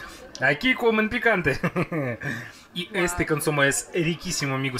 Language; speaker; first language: Spanish; non-native, fluent; Russian